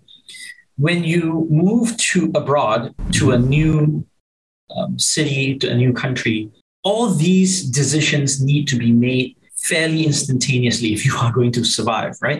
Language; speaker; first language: English; native; English